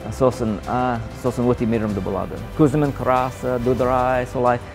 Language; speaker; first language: Kazakh; non-native, learner; English